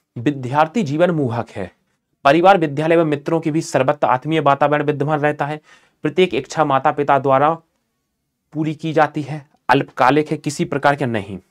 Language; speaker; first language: Hindi; native; Hindi